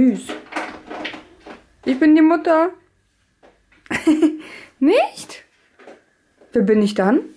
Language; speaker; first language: German; native; German